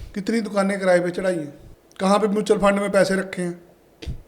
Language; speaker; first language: Hindi; non-native, local second language; Punjabi